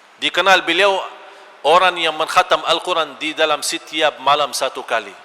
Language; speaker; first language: Malay; non-native, fluent; Arabic